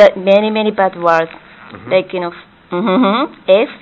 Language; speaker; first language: English; non-native, learner; Japanese